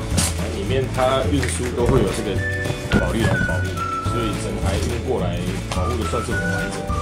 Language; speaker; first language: Chinese; native; Chinese